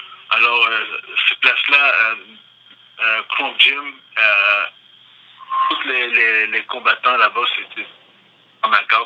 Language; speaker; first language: French; native; French